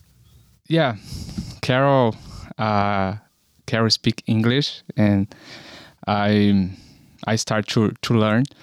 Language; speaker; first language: English; non-native, learner; Portuguese